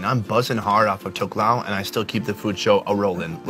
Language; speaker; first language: English; native; English